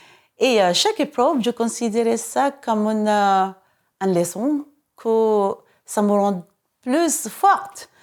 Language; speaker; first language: French; non-native, fluent; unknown